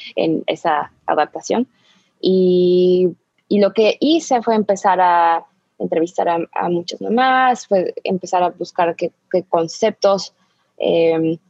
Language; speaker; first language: Spanish; native; Spanish